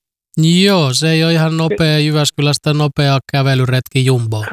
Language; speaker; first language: Finnish; native; Finnish